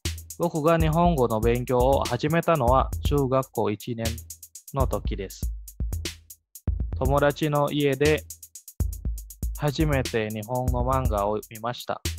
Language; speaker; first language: Japanese; non-native, fluent; Indonesian